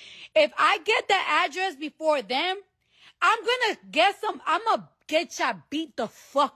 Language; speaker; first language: English; native; English